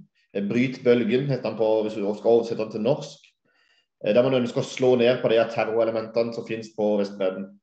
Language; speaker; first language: Norwegian; native; Norwegian